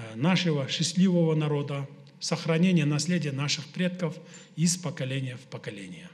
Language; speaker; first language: Russian; non-native, local second language; Kyrgyz